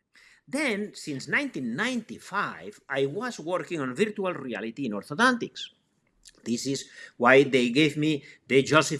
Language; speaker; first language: English; non-native, fluent; Spanish